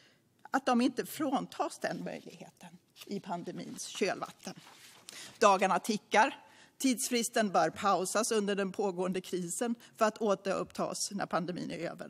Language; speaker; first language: Swedish; native; Swedish